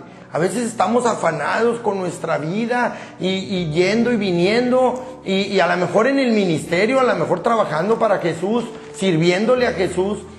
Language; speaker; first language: Spanish; native; Spanish